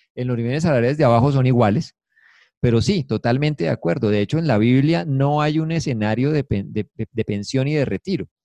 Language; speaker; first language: Spanish; native; Spanish